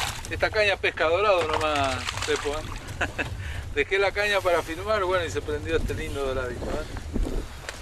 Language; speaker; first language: Spanish; native; Spanish